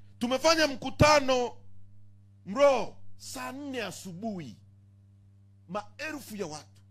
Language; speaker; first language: Swahili; native; Swahili